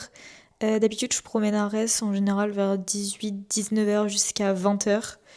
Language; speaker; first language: French; native; French